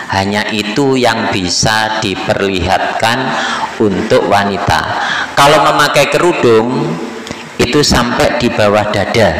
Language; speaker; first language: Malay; non-native, local second language; Javanese